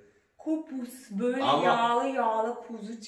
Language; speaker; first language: Turkish; non-native, learner; Serbian